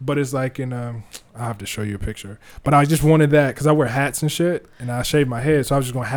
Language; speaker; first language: English; native; English